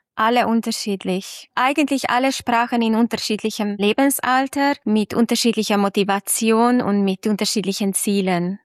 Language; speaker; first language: German; non-native, fluent; Hungarian